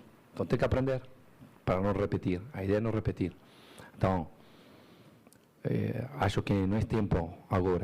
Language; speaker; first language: Portuguese; non-native, learner; Spanish